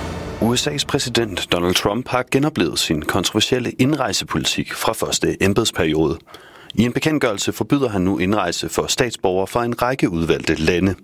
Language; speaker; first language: Danish; native; Danish